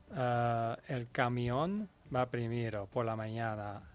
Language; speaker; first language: Spanish; non-native, fluent; Dutch